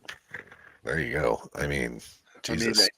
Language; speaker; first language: English; native; English